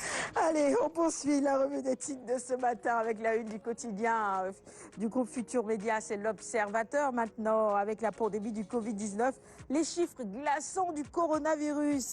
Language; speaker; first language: French; non-native, local second language; Wolof